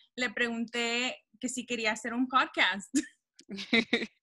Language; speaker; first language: Spanish; early bilingual, heritage; Spanish